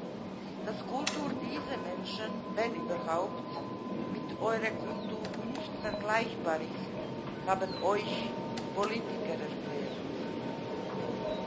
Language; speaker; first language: German; non-native, fluent; Croatian